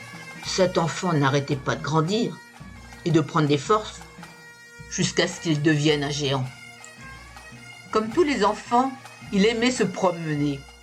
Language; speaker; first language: French; native; French